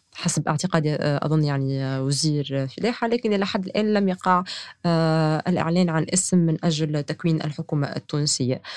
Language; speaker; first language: Arabic; native; Arabic